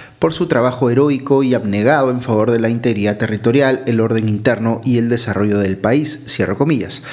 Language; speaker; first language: Spanish; native; Spanish